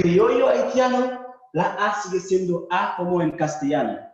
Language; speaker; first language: Spanish; non-native, fluent; Haitian Creole